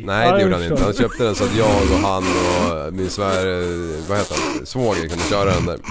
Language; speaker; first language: Swedish; native; Swedish